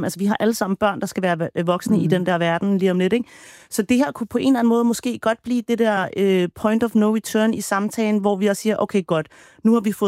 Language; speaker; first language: Danish; native; Danish